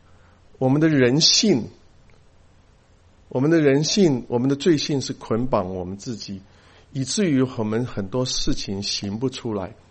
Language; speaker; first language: Chinese; native; Chinese